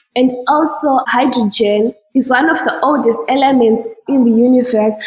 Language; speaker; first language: English; non-native, local second language; Shona